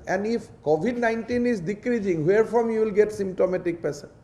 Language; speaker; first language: English; non-native, local second language; Assamese